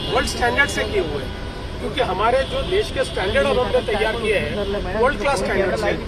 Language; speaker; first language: Hindi; non-native, local second language; Marathi